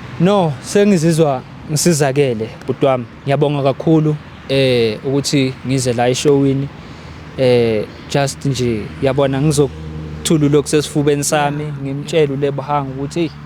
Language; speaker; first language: Zulu; non-native, local second language; Southern Sotho